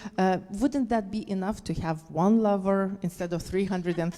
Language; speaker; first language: English; non-native, fluent; Lithuanian